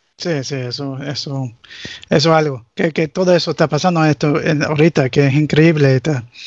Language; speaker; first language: Spanish; early bilingual, heritage; English